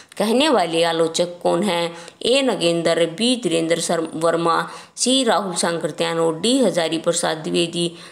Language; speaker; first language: Hindi; native; Hindi